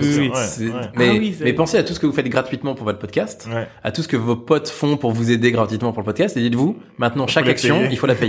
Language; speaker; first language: French; native; French